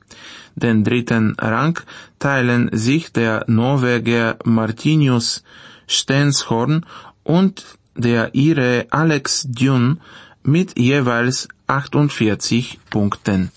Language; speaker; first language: German; non-native, fluent; Bulgarian